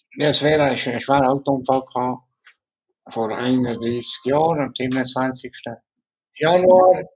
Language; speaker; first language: German; non-native, local second language; Italian